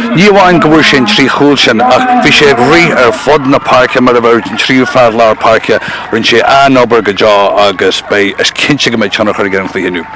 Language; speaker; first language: Irish; native; Irish